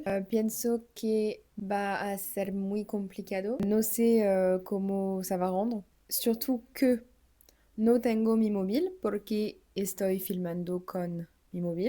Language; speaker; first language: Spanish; non-native, learner; French